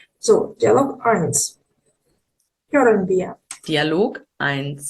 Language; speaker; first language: German; non-native, fluent; Ukrainian